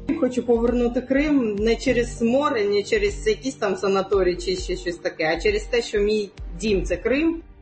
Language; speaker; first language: Ukrainian; non-native, local second language; Crimean Tatar